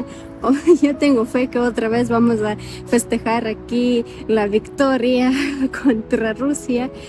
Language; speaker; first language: Spanish; non-native, fluent; Ukrainian